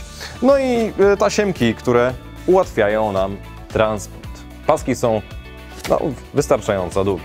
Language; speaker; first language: Polish; native; Polish